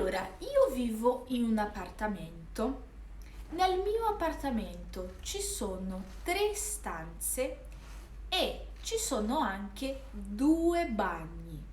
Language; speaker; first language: Italian; non-native, fluent; Portuguese